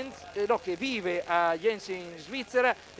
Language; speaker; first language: Italian; native; Italian